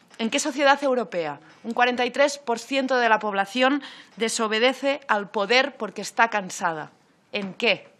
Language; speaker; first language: Spanish; non-native, local second language; Catalan